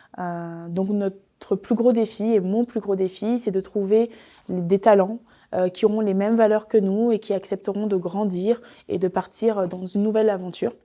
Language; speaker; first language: French; native; French